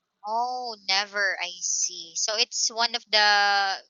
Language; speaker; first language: English; non-native, local second language; Filipino